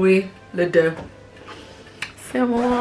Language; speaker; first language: French; non-native, learner; English